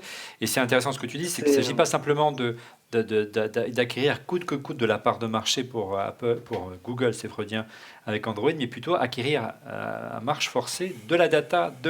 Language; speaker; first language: French; native; French